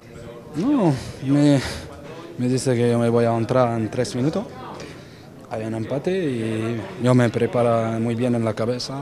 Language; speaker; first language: Spanish; non-native, learner; French